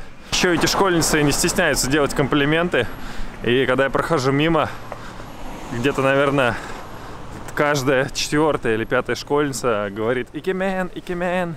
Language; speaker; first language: Russian; native; Russian